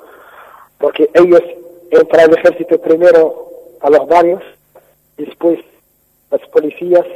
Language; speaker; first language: Spanish; non-native, fluent; Arabic